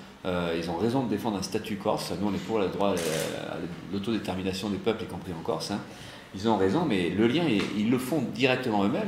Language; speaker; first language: French; native; French